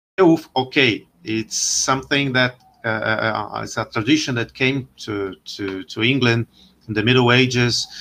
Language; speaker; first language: English; non-native, fluent; Portuguese